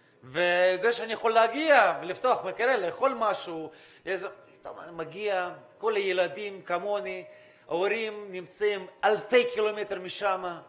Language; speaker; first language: Hebrew; non-native, fluent; Russian